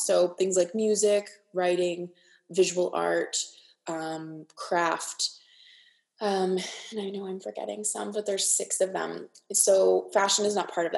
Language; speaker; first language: English; native; English